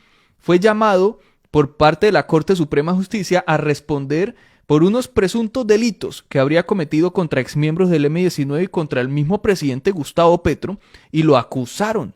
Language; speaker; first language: Spanish; native; Spanish